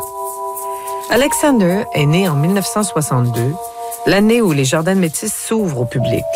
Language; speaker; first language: French; native; French